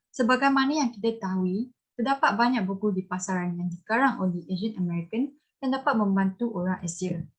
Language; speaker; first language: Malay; non-native, local second language; Chinese